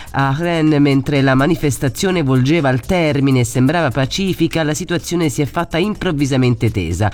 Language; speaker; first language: Italian; native; Italian